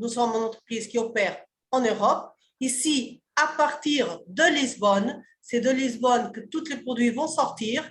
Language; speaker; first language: French; early bilingual, other home language; Portuguese